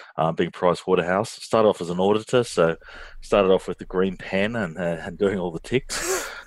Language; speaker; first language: English; native; English